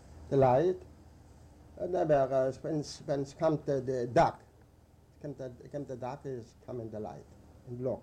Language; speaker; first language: English; non-native, learner; Yiddish